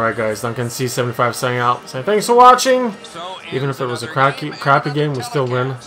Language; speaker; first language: English; native; English